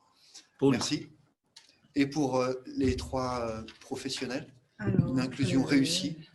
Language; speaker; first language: French; native; French